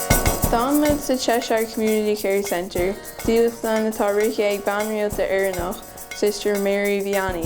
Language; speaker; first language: Irish; native; Irish